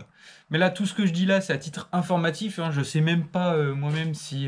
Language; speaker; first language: French; native; French